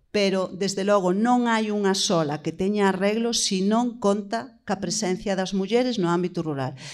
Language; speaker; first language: Galician; native; Galician